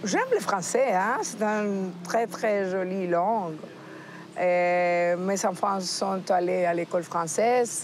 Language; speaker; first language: French; non-native, fluent; Spanish